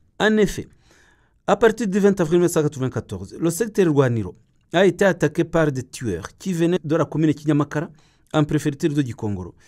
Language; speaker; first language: French; non-native, local second language; Kinyarwanda